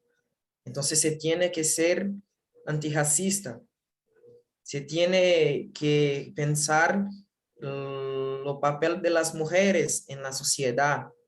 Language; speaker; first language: Spanish; non-native, learner; Portuguese